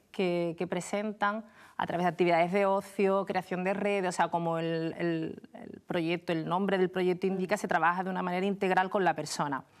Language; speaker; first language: Spanish; native; Spanish